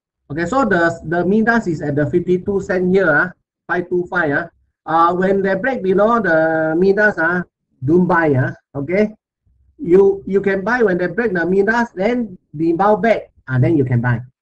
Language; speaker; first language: English; non-native, local second language; Chinese